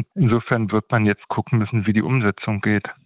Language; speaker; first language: German; native; German